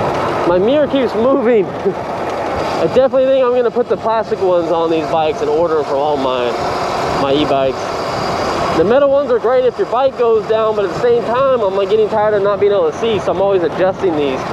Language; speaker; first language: English; native; English